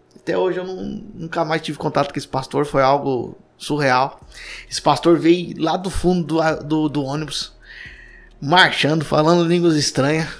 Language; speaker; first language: Portuguese; native; Portuguese